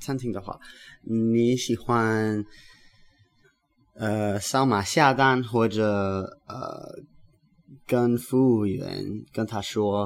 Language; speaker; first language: Chinese; non-native, learner; English